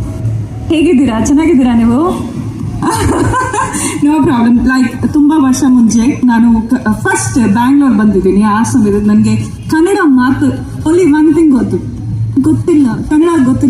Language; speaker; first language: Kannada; non-native, local second language; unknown